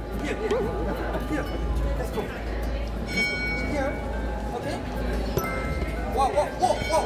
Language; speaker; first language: English; non-native, learner; Korean